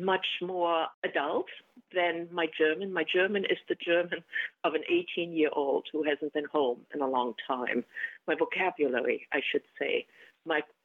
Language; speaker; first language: English; non-native, fluent; German